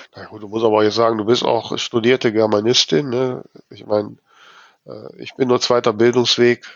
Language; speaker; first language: German; native; German